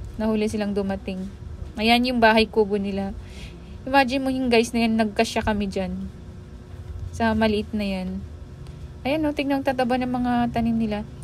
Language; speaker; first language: Filipino; non-native, local second language; Iloko